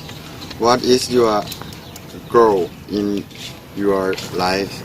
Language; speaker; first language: English; non-native, learner; Thai